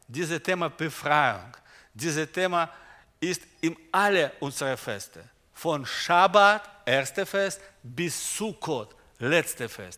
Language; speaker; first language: German; non-native, learner; Russian